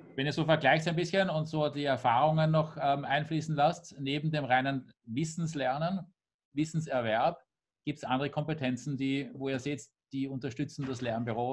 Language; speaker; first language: German; native; German